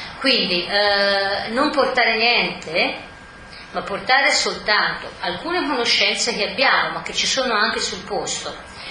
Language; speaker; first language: Italian; native; Italian